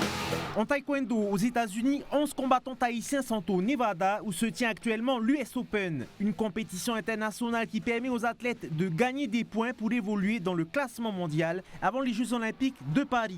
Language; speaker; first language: French; native; French